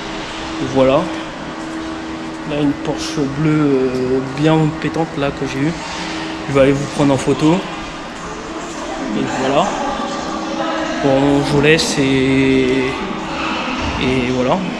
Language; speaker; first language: French; native; French